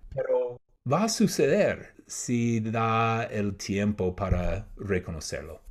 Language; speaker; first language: Spanish; non-native, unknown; English